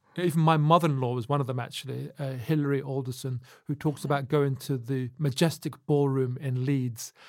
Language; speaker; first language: English; native; English